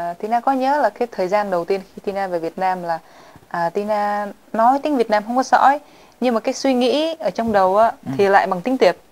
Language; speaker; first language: Vietnamese; early bilingual, heritage; Vietnamese